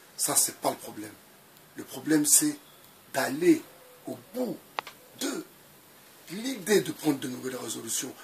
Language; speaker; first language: French; native; French